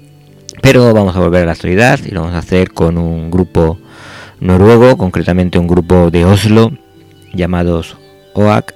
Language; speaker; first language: Spanish; native; Spanish